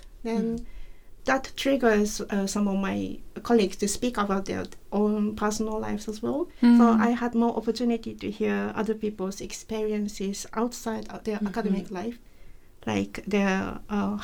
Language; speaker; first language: English; non-native, fluent; Japanese